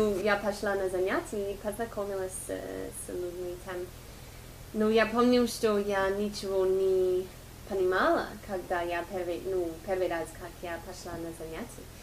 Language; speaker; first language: Russian; non-native, fluent; English